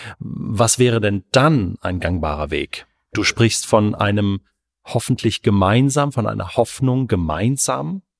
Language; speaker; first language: German; native; German